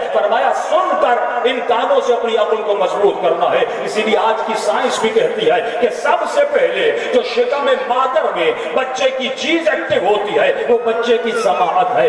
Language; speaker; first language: Urdu; non-native, local second language; Sindhi